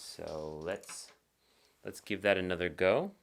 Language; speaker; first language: English; native; English